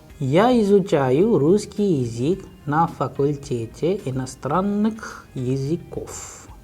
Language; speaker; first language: Russian; non-native, fluent; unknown